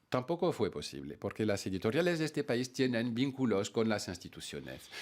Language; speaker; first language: Spanish; non-native, fluent; French